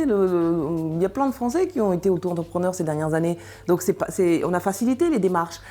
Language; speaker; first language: French; early bilingual, other home language; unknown